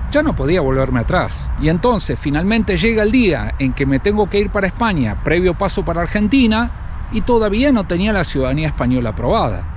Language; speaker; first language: Spanish; native; Spanish